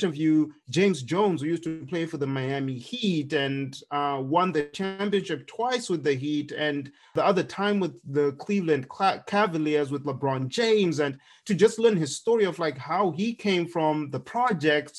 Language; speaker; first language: English; non-native, local second language; Shona